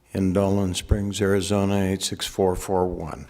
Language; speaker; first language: English; native; English